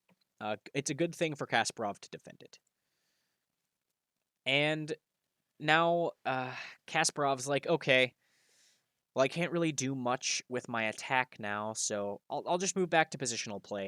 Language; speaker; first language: English; native; English